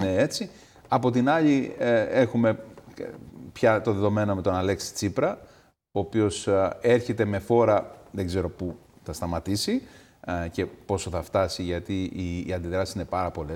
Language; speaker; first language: Greek; native; Greek